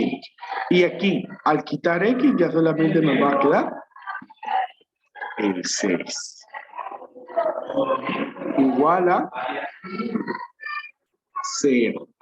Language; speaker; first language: Spanish; native; Spanish